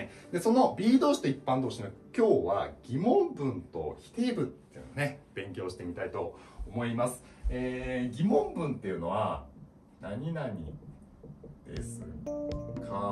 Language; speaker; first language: Japanese; native; Japanese